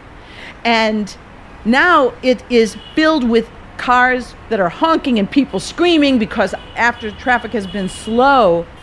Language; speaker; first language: English; native; English